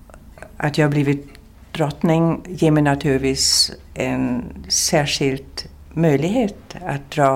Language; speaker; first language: Swedish; non-native, fluent; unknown